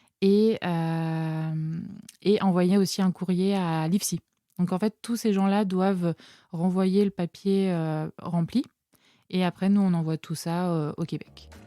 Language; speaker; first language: French; native; French